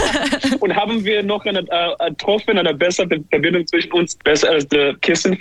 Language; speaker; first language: German; non-native, fluent; English